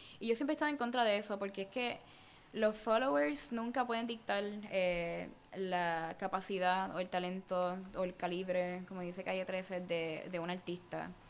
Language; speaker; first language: Spanish; native; Spanish